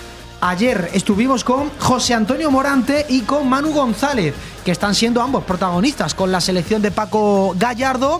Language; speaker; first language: Spanish; native; Spanish